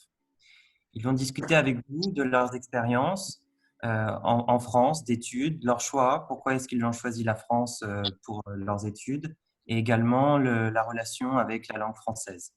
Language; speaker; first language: French; native; French